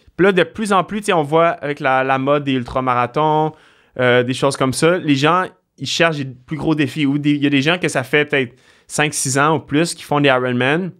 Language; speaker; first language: French; native; French